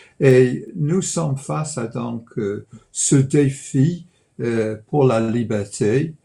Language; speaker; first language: French; non-native, fluent; English